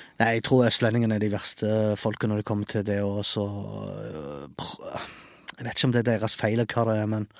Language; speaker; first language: Norwegian; early bilingual, other home language; Arabic